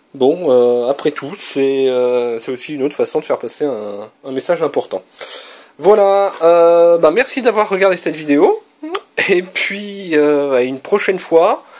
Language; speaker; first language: French; native; French